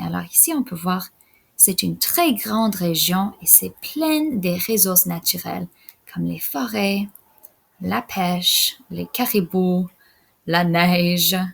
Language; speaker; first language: French; non-native, local second language; English